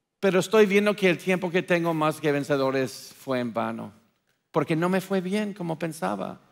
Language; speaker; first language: Spanish; non-native, fluent; English